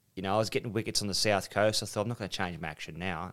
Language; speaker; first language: English; native; English